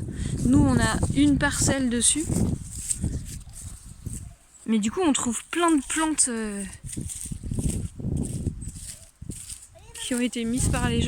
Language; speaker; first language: French; native; French